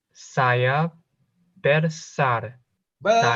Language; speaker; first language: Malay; non-native, learner; Chinese